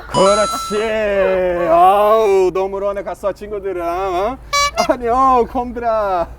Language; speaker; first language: Korean; non-native, fluent; Portuguese